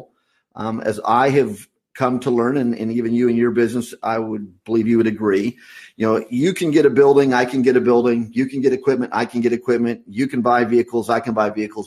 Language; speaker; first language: English; native; English